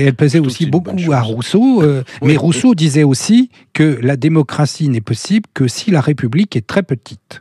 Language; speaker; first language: French; native; French